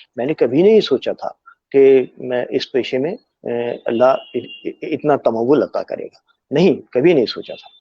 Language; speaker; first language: Urdu; native; Urdu